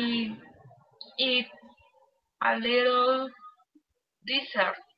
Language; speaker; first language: English; non-native, learner; Spanish